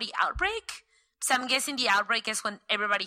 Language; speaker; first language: English; non-native, fluent; Spanish